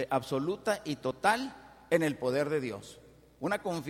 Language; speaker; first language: Spanish; native; Spanish